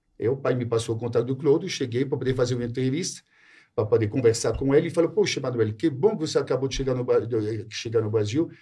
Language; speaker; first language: Portuguese; non-native, fluent; French